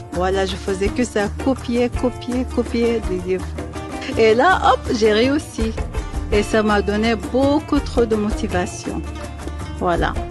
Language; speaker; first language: French; non-native, fluent; Arabic